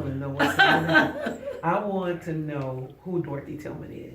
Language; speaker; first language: English; native; English